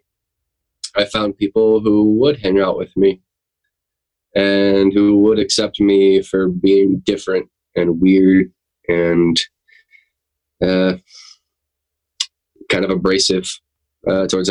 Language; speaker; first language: English; native; English